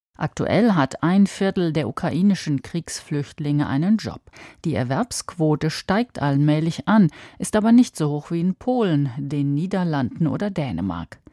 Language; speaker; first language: German; native; German